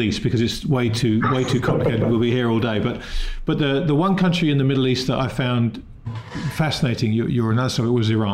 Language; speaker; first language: English; native; English